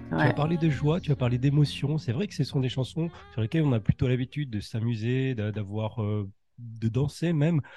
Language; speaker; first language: French; native; French